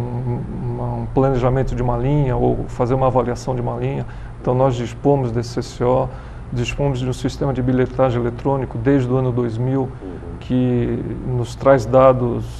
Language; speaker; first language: Portuguese; native; Portuguese